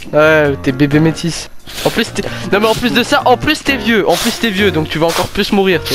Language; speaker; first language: French; native; French